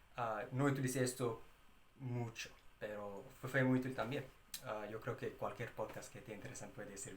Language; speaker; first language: Spanish; non-native, fluent; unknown